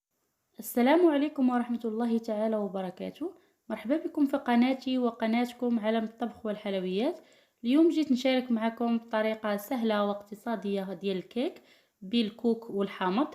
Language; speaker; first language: Arabic; native; Arabic